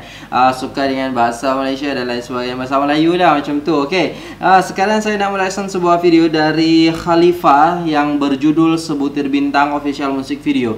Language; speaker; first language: Indonesian; native; Indonesian